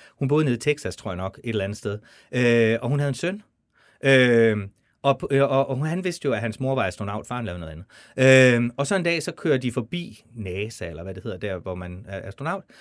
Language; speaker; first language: Danish; native; Danish